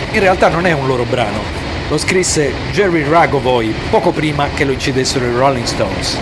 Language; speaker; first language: Italian; native; Italian